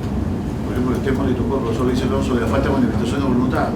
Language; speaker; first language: Spanish; native; Spanish